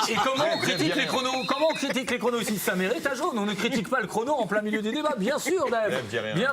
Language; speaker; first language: French; native; French